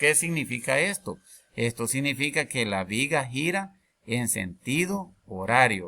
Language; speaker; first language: Spanish; native; Spanish